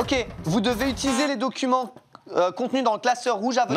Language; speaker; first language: French; native; French